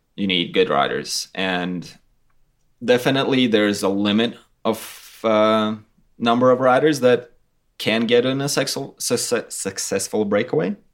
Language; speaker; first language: English; non-native, fluent; Latvian